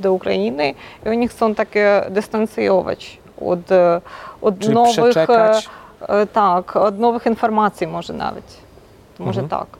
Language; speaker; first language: Polish; non-native, local second language; Ukrainian